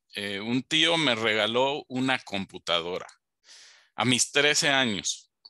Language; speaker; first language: Spanish; native; Spanish